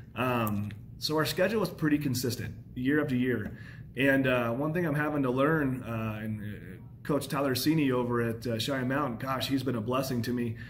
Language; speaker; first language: English; native; English